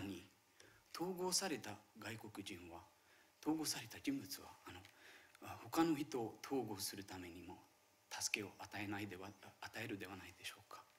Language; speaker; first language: Japanese; non-native, fluent; Marathi